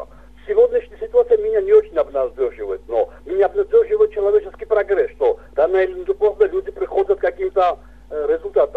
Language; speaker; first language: Russian; non-native, local second language; Georgian